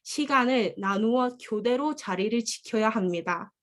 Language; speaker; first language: Korean; early bilingual, heritage; Korean